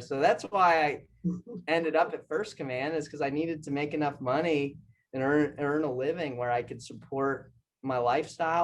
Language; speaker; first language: English; native; English